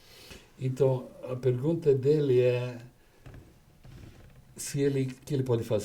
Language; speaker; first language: Portuguese; non-native, fluent; English